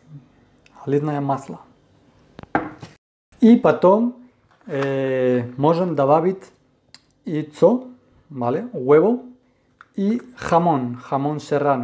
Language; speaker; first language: Russian; non-native, fluent; Spanish